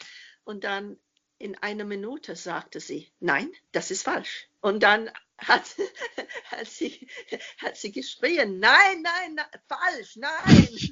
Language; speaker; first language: German; non-native, fluent; English